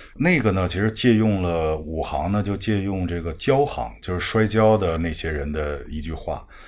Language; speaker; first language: Chinese; native; Chinese